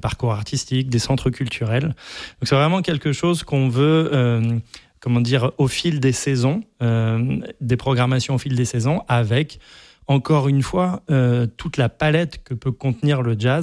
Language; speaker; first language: French; native; French